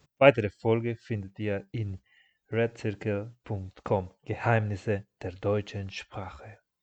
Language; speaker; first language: German; non-native, fluent; Spanish